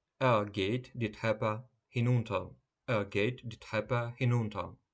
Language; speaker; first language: German; non-native, fluent; Ukrainian